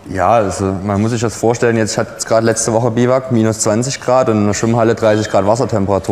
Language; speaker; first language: German; native; German